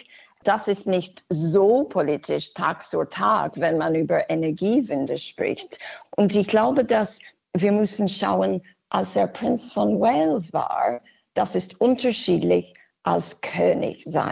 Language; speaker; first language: German; non-native, fluent; English